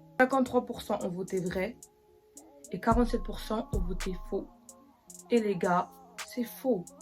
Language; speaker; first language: French; native; French